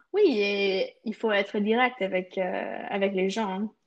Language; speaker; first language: French; non-native, local second language; English